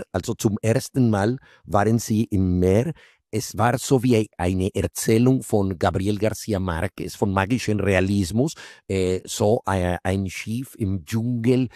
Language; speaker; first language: German; non-native, fluent; Spanish